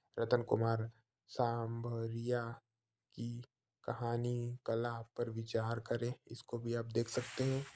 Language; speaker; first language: Hindi; native; Hindi